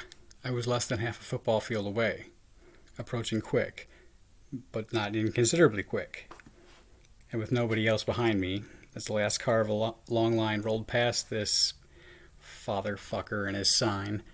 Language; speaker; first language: English; native; English